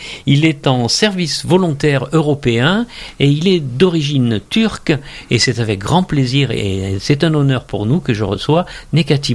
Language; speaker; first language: French; native; French